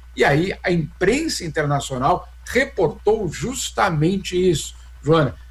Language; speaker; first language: Portuguese; native; Portuguese